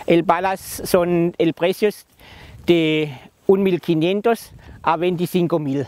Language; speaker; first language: Spanish; non-native, learner; German